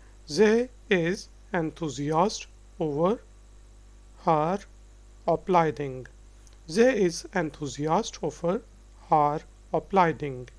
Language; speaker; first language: Dutch; non-native, fluent; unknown